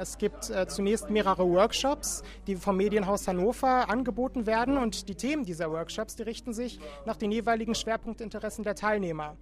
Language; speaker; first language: German; native; German